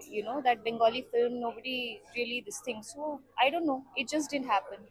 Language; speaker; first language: English; non-native, local second language; Bangla